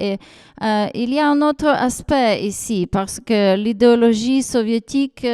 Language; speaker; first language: French; non-native, fluent; Ukrainian